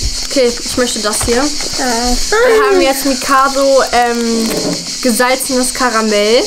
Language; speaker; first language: German; native; German